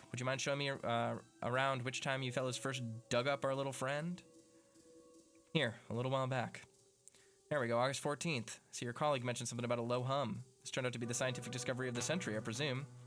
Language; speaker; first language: English; native; English